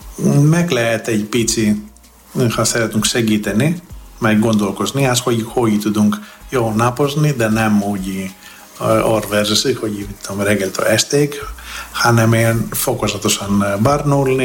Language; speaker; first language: Hungarian; non-native, fluent; Greek